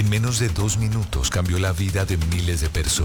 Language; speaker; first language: Spanish; native; Spanish